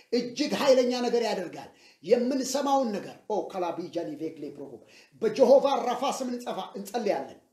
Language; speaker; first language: Amharic; native; Amharic